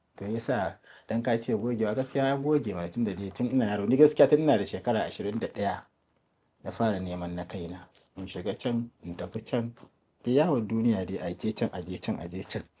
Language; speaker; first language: Hausa; native; Hausa